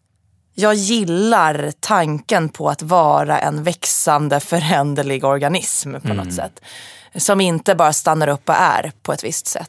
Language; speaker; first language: Swedish; native; Swedish